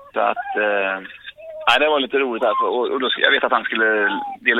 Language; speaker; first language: Swedish; native; Swedish